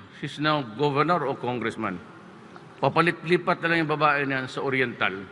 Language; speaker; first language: Filipino; non-native, local second language; Cebuano